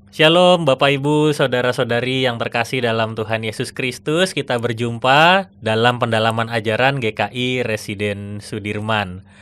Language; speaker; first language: Indonesian; native; Indonesian